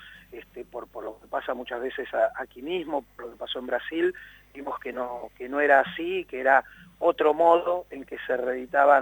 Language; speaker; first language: Spanish; native; Spanish